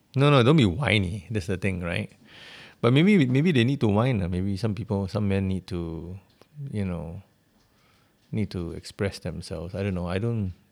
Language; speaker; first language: English; native; English